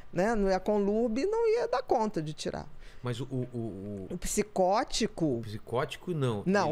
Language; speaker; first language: Portuguese; native; Portuguese